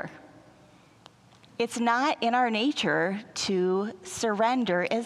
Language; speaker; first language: English; native; English